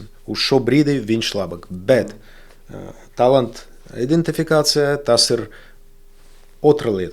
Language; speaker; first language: Latvian; non-native, local second language; Russian